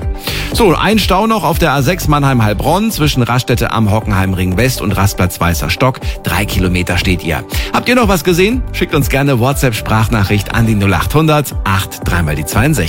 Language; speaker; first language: German; native; German